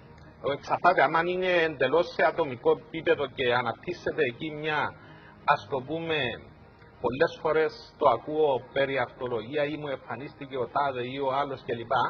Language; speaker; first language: Greek; native; Greek